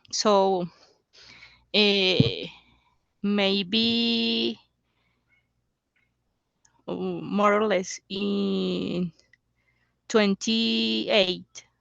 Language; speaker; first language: English; non-native, learner; Spanish